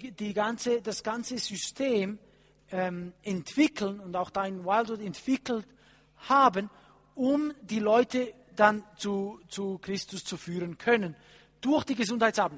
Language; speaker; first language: German; non-native, fluent; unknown